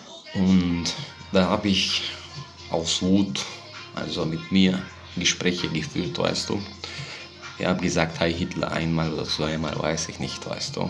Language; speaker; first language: German; non-native, fluent; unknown